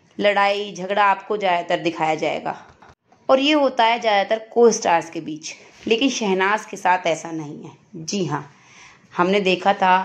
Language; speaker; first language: Hindi; native; Hindi